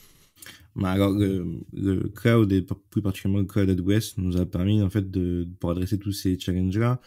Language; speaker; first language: French; native; French